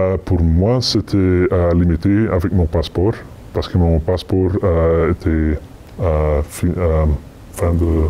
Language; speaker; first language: French; non-native, fluent; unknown